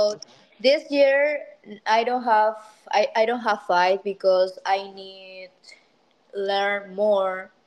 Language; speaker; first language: English; non-native, learner; Spanish